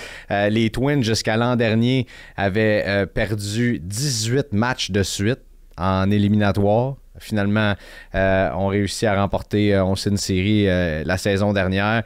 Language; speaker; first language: French; native; French